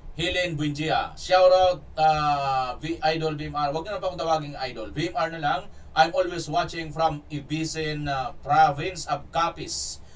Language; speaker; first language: Filipino; non-native, local second language; Cebuano